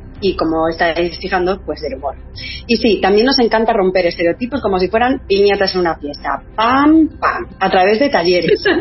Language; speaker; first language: Spanish; native; Spanish